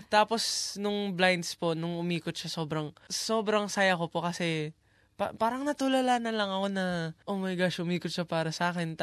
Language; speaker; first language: Filipino; early bilingual, heritage; Filipino